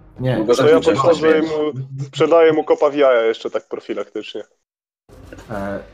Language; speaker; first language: Polish; native; Polish